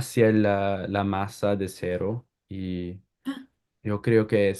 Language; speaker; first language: Spanish; non-native, learner; English